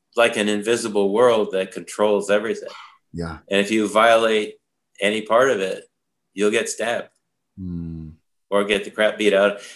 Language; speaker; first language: English; native; English